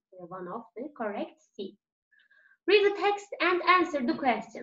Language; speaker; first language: English; non-native, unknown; Turkish